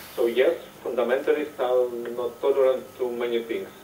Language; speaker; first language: English; non-native, fluent; Russian